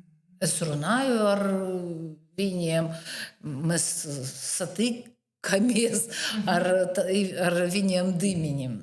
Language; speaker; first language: Latvian; non-native, learner; Russian